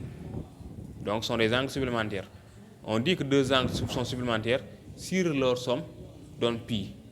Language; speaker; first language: French; non-native, local second language; Wolof